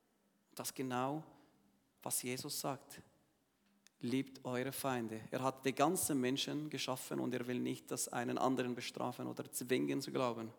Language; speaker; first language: German; non-native, learner; Arabic